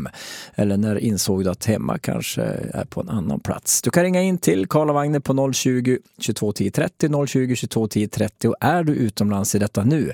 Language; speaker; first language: Swedish; native; Swedish